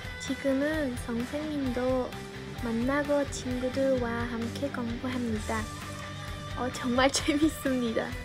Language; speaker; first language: Korean; non-native, learner; Spanish